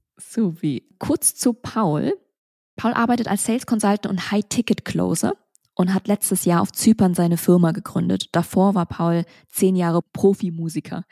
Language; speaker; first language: German; early bilingual, other home language; Vietnamese